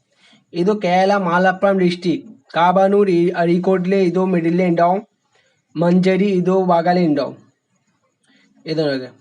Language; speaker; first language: Malayalam; non-native, learner; Hindi